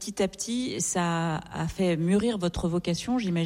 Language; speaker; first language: French; native; French